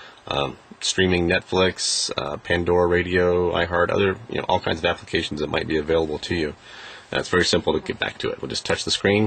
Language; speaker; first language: English; native; English